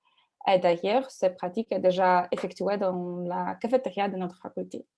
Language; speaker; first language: French; non-native, fluent; Spanish